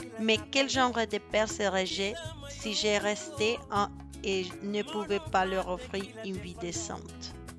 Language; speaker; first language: French; non-native, fluent; Spanish